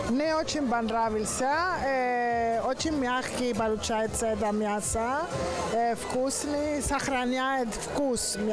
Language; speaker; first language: Russian; non-native, learner; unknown